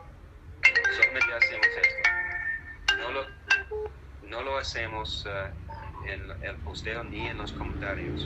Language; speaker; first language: Spanish; non-native, fluent; English